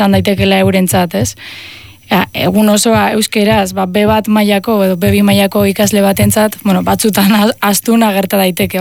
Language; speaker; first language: Basque; native; Basque